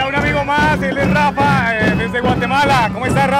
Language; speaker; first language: Spanish; native; Spanish